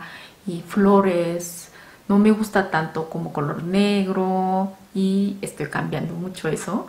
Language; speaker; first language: Spanish; non-native, fluent; Korean